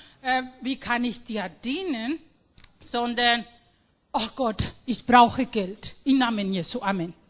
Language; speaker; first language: German; non-native, fluent; Spanish